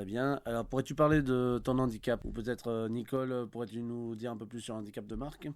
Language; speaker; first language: French; native; French